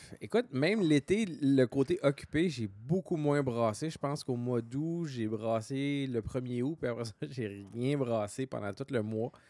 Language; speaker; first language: French; native; French